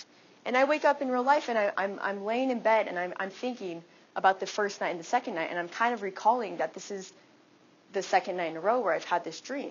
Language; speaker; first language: English; native; English